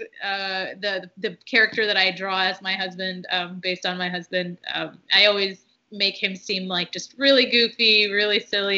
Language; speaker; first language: English; early bilingual, other home language; Arabic